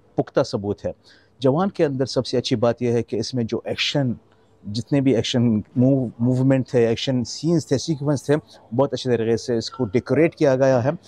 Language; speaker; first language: Hindi; non-native, fluent; Arabic